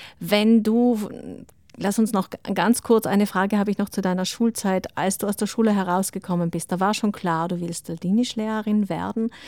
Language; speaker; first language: German; native; German